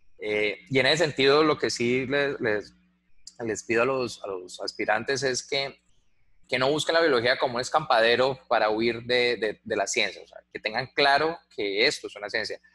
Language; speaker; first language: Spanish; native; Spanish